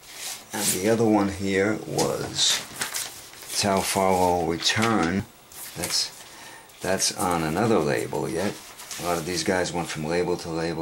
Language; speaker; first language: English; native; English